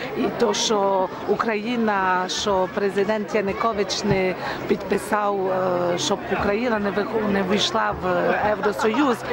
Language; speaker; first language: Ukrainian; early bilingual, heritage; Ukrainian